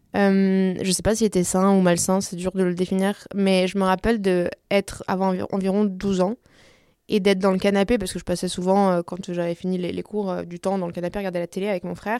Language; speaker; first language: French; early bilingual, other home language; Spanish